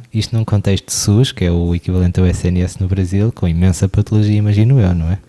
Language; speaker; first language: Portuguese; native; Portuguese